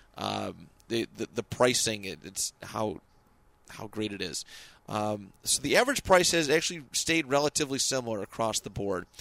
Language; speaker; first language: English; native; English